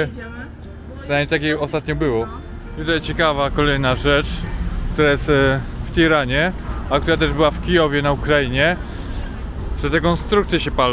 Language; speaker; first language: Polish; native; Polish